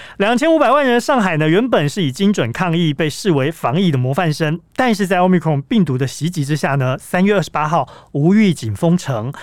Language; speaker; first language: Chinese; native; Chinese